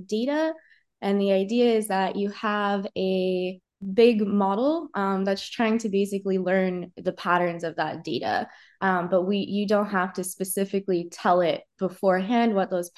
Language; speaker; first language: English; native; English